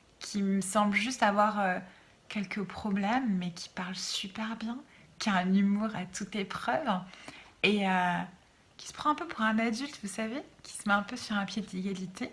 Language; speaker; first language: French; native; French